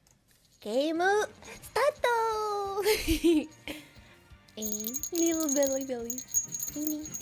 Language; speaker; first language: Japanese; non-native, learner; Swedish